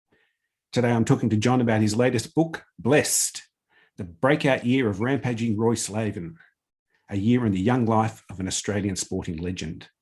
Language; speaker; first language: English; native; English